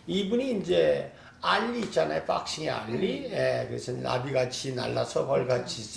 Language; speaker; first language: Korean; native; Korean